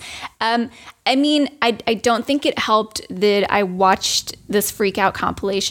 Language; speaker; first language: English; non-native, fluent; German